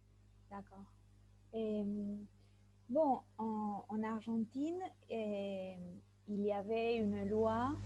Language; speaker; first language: French; non-native, fluent; Spanish